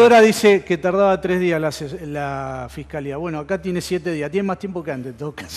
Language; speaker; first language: Spanish; native; Spanish